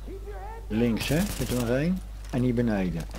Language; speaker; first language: Dutch; native; Dutch